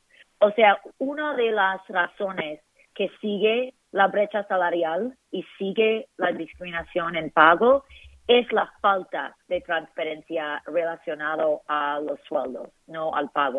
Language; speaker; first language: Spanish; early bilingual, heritage; Spanish